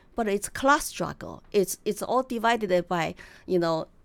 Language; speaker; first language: English; non-native, fluent; Chinese